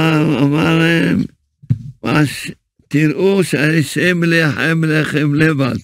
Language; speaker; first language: Hebrew; early bilingual, other home language; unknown